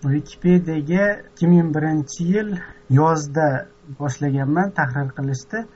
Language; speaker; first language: Uzbek; native; Uzbek